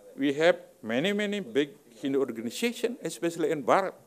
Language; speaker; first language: English; non-native, fluent; Indonesian